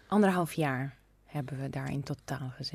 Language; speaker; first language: Dutch; non-native, fluent; Russian